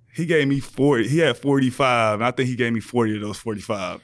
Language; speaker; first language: English; native; English